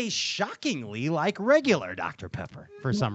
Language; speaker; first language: English; native; English